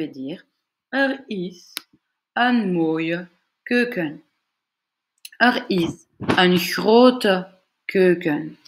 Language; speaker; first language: Dutch; non-native, fluent; French